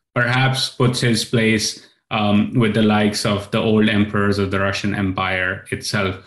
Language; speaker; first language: English; non-native, local second language; Urdu